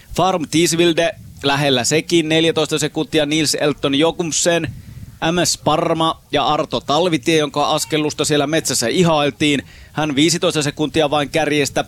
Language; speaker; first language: Finnish; native; Finnish